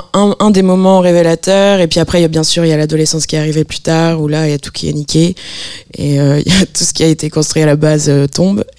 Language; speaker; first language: French; native; French